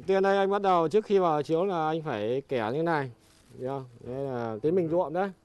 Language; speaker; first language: Vietnamese; native; Vietnamese